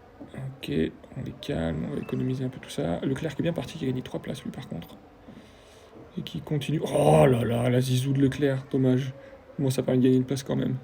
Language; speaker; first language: French; native; French